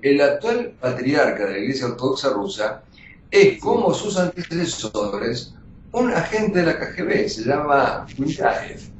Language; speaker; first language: Spanish; early bilingual, other home language; Russian